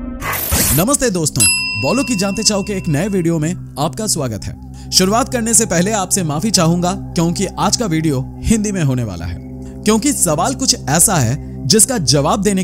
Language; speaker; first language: Hindi; non-native, local second language; Bangla